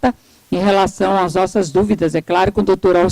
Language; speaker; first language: Portuguese; native; Portuguese